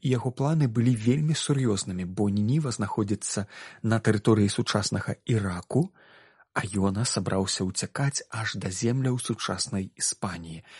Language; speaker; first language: Belarusian; native; Belarusian